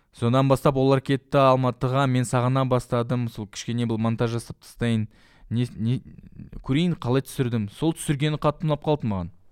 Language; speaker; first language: Kazakh; non-native, local second language; Russian